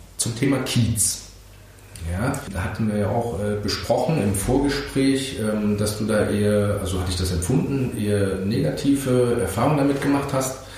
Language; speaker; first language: German; native; German